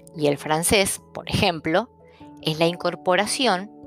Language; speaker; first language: Spanish; early bilingual, other home language; Italian